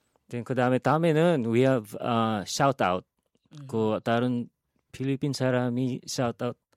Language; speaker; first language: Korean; non-native, learner; Filipino